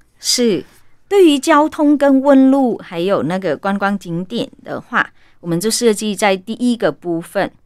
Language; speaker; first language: Chinese; non-native, fluent; Vietnamese